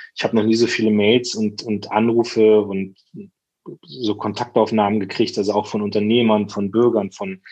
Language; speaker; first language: German; native; German